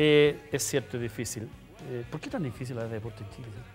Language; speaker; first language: Spanish; native; Spanish